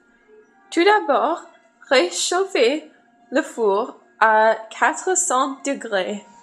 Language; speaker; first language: French; non-native, learner; English